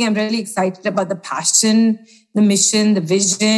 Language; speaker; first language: English; non-native, local second language; Hindi